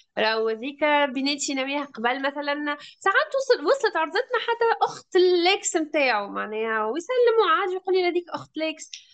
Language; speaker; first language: Arabic; native; Arabic